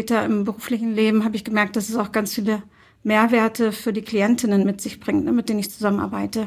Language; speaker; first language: German; early bilingual, other home language; Turkish